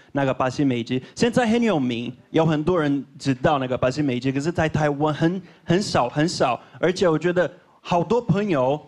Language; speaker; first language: Chinese; non-native, learner; Portuguese